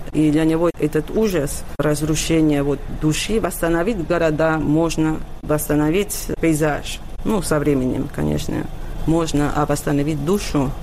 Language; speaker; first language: Russian; non-native, fluent; Catalan